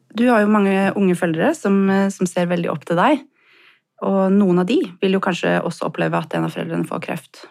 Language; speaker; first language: Norwegian; native; Norwegian